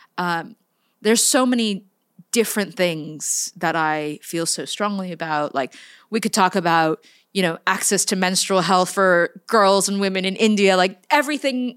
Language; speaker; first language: English; native; English